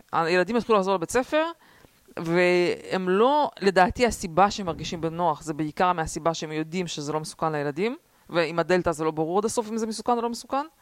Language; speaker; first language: Hebrew; early bilingual, other home language; Russian